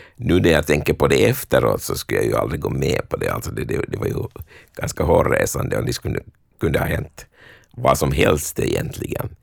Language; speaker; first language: Swedish; native; Swedish